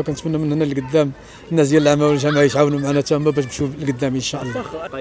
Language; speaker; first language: Arabic; native; Arabic